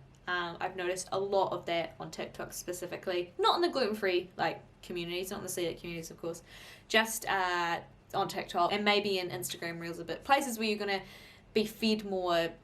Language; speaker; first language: English; native; English